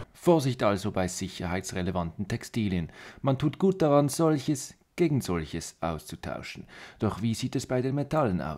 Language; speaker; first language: German; native; German